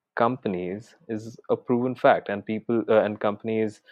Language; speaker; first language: English; non-native, local second language; Hindi